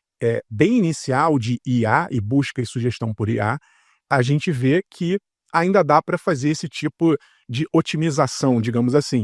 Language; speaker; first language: Portuguese; native; Portuguese